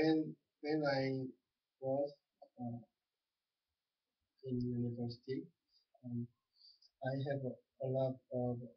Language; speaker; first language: English; non-native, learner; Korean